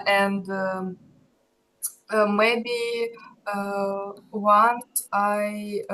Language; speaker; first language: English; non-native, learner; Russian